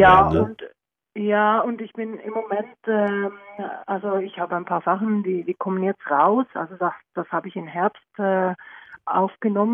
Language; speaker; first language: German; non-native, learner; Norwegian